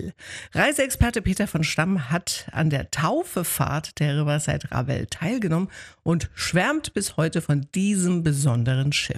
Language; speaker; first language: German; native; German